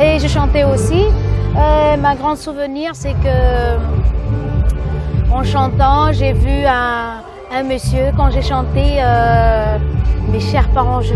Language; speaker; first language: French; non-native, local second language; Malagasy